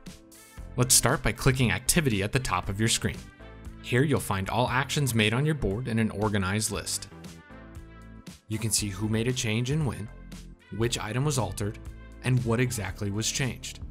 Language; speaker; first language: English; native; English